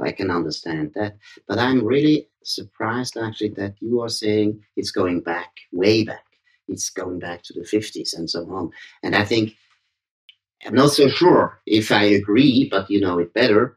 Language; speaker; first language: English; non-native, fluent; German